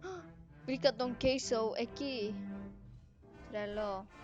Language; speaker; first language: Greek; early bilingual, heritage; Greek